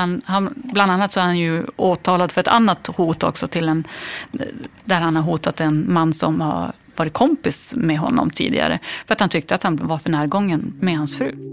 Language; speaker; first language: Swedish; native; Swedish